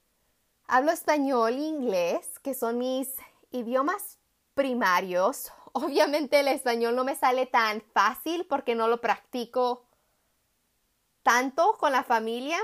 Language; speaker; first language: Spanish; early bilingual, heritage; Spanish